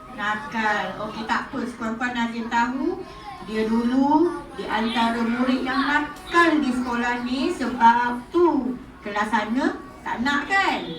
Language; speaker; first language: Malay; native; Malay